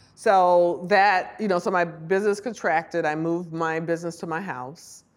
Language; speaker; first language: English; native; English